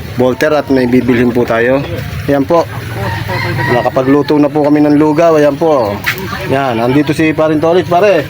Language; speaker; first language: Filipino; native; Filipino